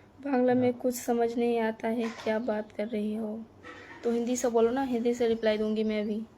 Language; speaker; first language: Hindi; non-native, local second language; Bangla